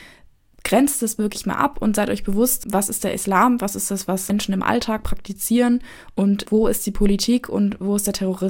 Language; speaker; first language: German; native; German